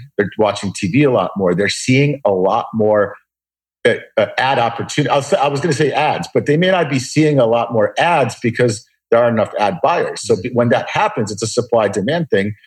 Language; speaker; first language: English; early bilingual, other home language; Russian